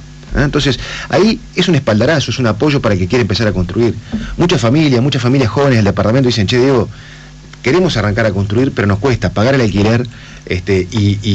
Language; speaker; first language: Spanish; native; Spanish